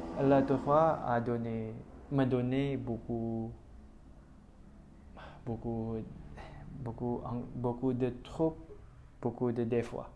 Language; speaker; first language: French; non-native, learner; Indonesian